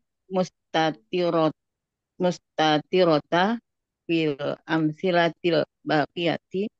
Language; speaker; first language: Arabic; non-native, learner; Indonesian